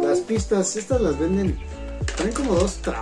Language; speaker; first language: Spanish; native; Spanish